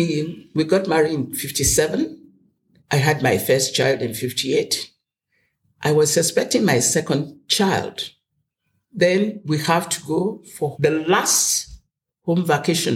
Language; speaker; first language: English; non-native, local second language; Yoruba